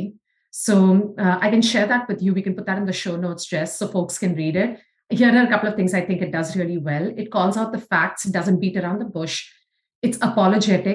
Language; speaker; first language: English; non-native, local second language; Tamil